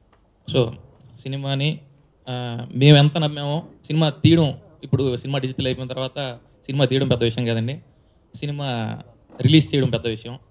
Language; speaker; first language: Telugu; native; Telugu